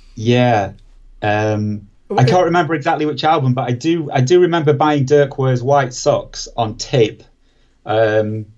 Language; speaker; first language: English; native; English